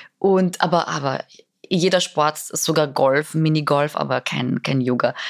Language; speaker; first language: German; native; German